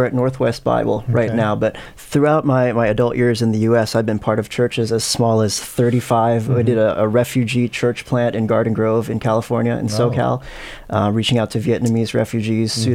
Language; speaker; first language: English; non-native, local second language; Filipino